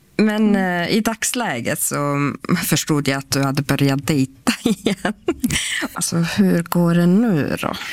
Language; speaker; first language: Swedish; non-native, local second language; Northern Sami